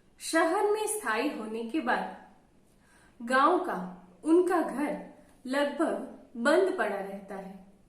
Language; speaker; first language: Hindi; non-native, local second language; Gujarati